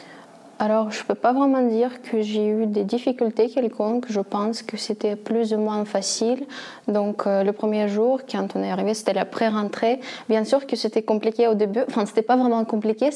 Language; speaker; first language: French; non-native, fluent; Russian